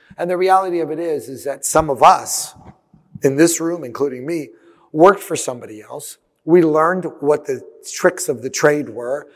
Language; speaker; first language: English; early bilingual, other home language; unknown